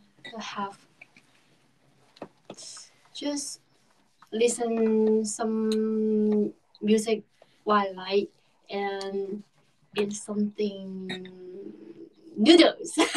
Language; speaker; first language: English; non-native, learner; Korean